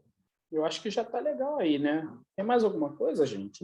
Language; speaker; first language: Portuguese; native; Portuguese